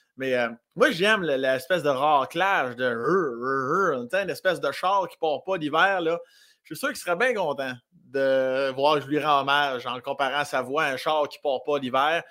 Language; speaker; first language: French; native; French